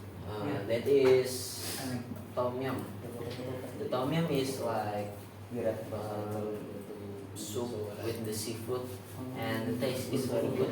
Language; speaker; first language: English; non-native, learner; Indonesian